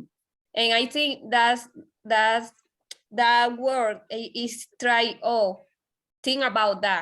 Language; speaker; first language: English; non-native, learner; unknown